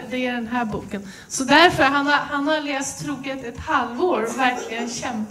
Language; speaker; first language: Swedish; early bilingual, other home language; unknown